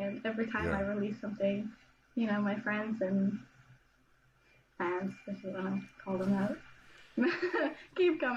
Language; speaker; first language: English; non-native, fluent; German